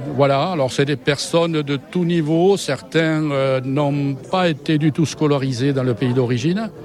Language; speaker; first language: French; native; French